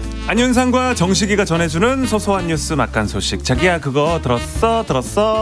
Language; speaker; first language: Korean; native; Korean